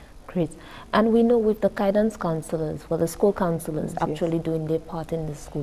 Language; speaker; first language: English; native; English